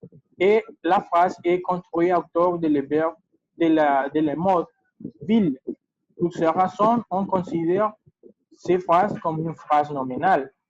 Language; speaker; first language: French; non-native, learner; Spanish